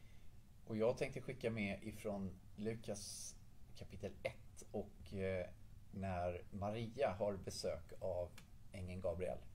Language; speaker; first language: Swedish; native; Swedish